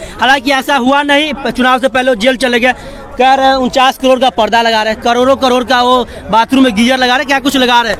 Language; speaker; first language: Hindi; native; Hindi